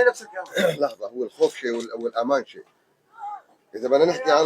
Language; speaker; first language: Arabic; native; Arabic